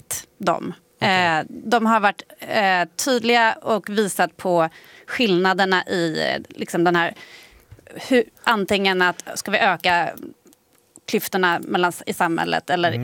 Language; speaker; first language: Swedish; native; Swedish